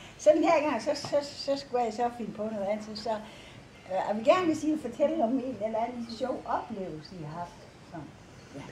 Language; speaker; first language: Danish; native; Danish